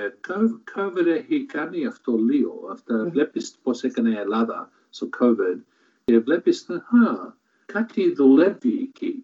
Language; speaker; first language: Greek; early bilingual, heritage; Greek